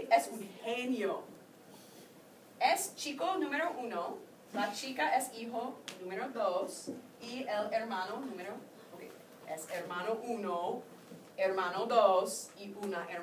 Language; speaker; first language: Spanish; non-native, fluent; English